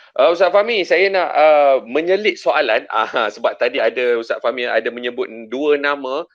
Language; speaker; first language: Malay; native; Malay